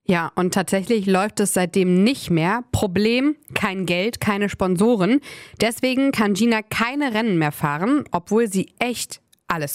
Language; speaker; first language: German; native; German